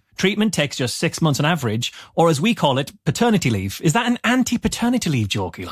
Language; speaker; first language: English; native; English